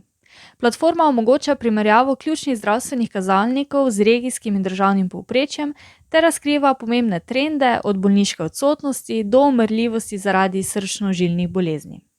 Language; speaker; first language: Slovenian; native; Slovenian